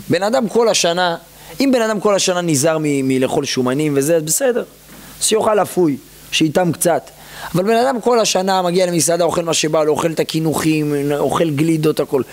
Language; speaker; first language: Hebrew; native; Hebrew